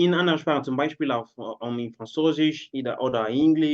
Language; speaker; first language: German; non-native, learner; Portuguese